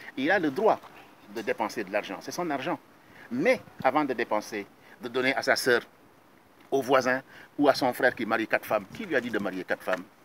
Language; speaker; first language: French; non-native, local second language; Wolof